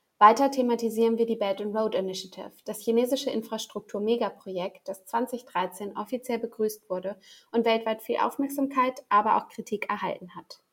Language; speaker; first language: German; native; German